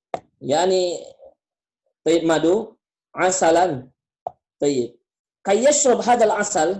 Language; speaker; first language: Arabic; non-native, fluent; Indonesian